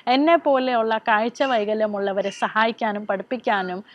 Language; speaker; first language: Malayalam; early bilingual, other home language; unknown